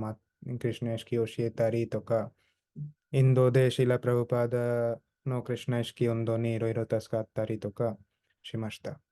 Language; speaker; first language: Japanese; non-native, fluent; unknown